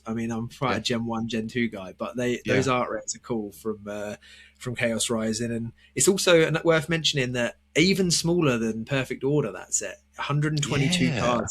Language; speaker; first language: English; native; English